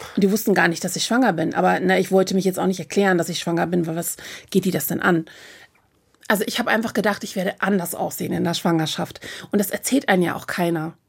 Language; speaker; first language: German; native; German